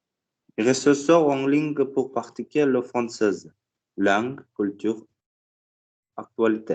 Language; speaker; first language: French; non-native, learner; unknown